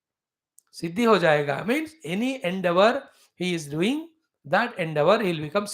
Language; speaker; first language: English; non-native, local second language; Hindi